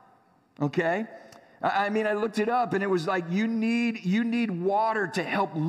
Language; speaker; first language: English; native; English